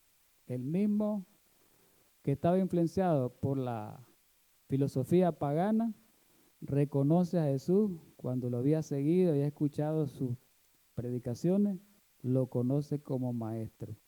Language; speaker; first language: Spanish; native; Spanish